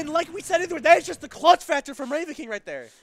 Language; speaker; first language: English; native; English